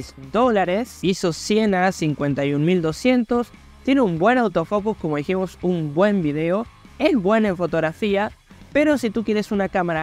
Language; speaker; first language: Spanish; native; Spanish